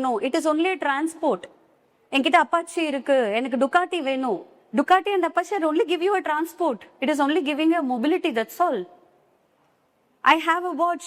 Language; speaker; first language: English; non-native, local second language; Tamil